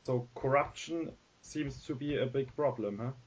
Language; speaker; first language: English; non-native, fluent; German